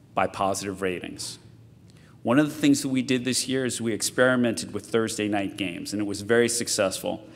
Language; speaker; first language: English; native; English